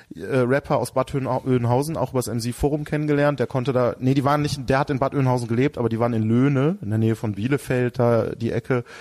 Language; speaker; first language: German; native; German